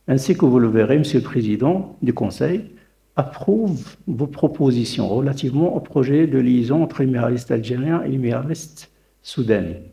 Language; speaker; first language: French; non-native, local second language; Arabic